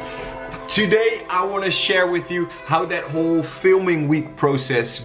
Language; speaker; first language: English; non-native, fluent; Dutch